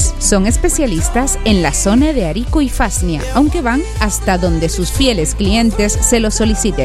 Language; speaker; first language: Spanish; native; Spanish